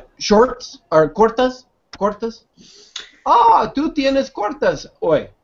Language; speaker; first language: Spanish; non-native, learner; English